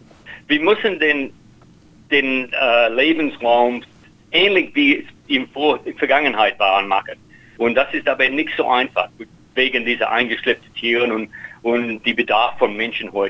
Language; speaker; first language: German; non-native, learner; English